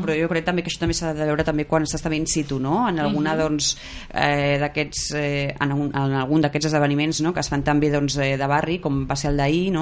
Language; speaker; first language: Catalan; native; Catalan